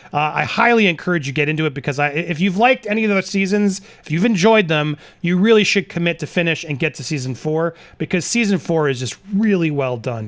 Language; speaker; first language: English; native; English